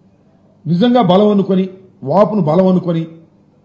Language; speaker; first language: Telugu; native; Telugu